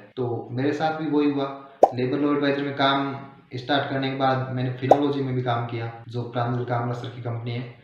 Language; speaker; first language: Hindi; native; Hindi